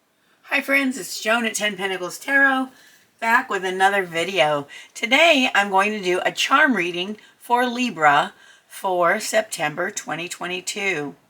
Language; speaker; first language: English; native; English